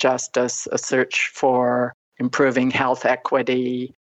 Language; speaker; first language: English; native; English